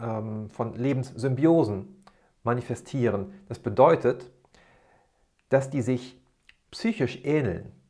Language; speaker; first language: German; native; German